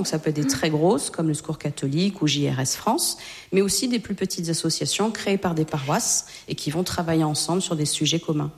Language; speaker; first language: French; native; French